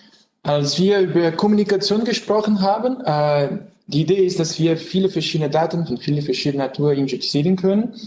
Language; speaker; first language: German; non-native, learner; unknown